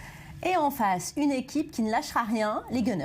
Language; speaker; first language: French; native; French